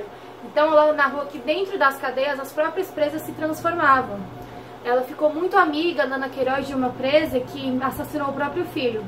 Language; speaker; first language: Portuguese; native; Portuguese